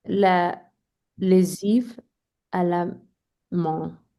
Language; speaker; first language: French; non-native, learner; English